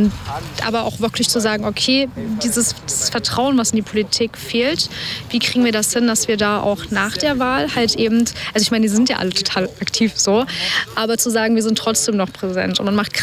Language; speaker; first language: German; native; German